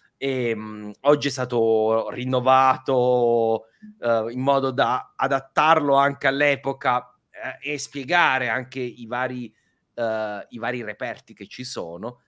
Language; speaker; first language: Italian; native; Italian